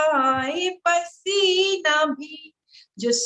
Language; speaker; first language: Hindi; native; Hindi